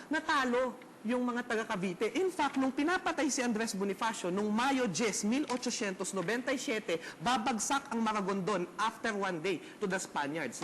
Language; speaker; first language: Filipino; native; Filipino